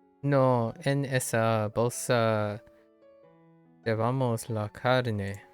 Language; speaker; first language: Spanish; non-native, learner; English